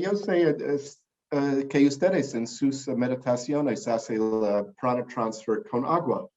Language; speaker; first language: Spanish; non-native, learner; English